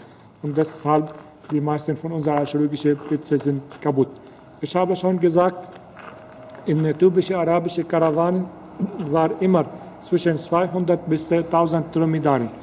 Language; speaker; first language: German; non-native, fluent; Arabic